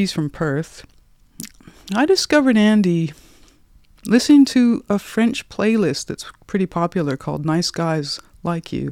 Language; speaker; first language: English; native; English